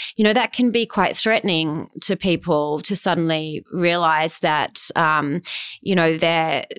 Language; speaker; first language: English; native; English